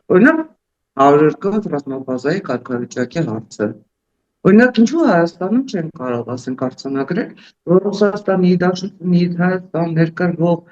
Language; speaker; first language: Armenian; native; Armenian